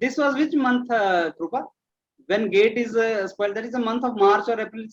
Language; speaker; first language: English; non-native, local second language; Hindi